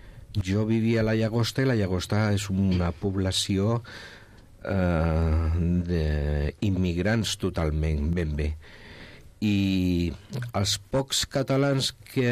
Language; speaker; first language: Catalan; non-native, local second language; Spanish